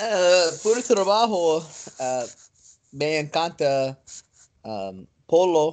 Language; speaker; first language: Spanish; non-native, learner; English